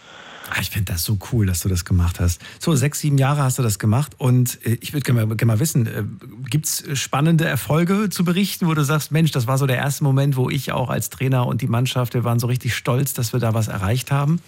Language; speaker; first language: German; native; German